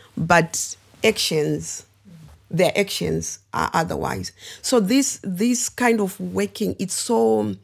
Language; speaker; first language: English; non-native, local second language; Shona